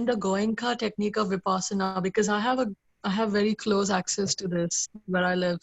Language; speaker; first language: English; non-native, local second language; Hindi